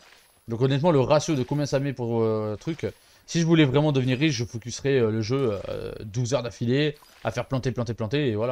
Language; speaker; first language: French; native; French